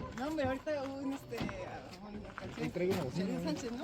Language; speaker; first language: Spanish; native; Spanish